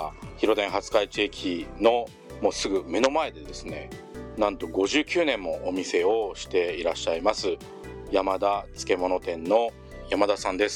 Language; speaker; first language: Japanese; native; Japanese